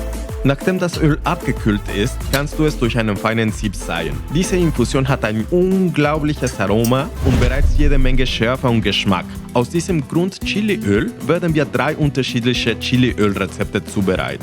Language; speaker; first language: German; non-native, fluent; Spanish